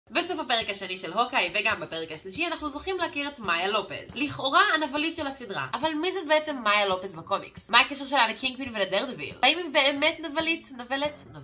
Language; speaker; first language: Hebrew; native; Hebrew